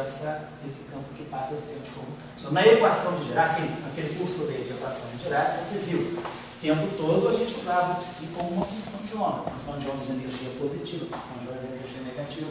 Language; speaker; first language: Portuguese; native; Portuguese